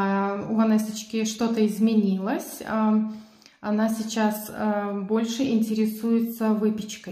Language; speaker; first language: Russian; native; Russian